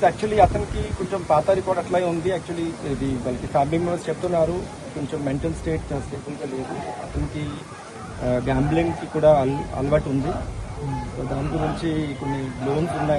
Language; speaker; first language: Telugu; non-native, learner; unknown